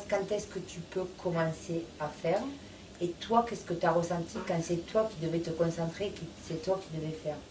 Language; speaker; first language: French; native; French